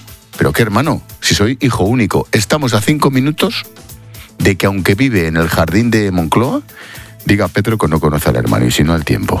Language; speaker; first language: Spanish; native; Spanish